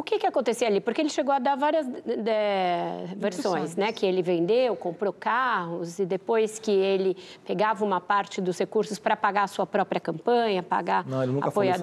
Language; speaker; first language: Portuguese; native; Portuguese